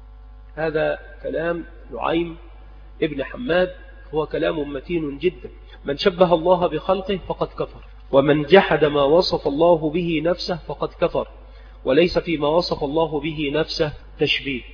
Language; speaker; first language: Arabic; native; Arabic